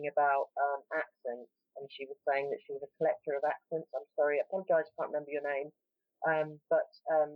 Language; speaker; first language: English; native; English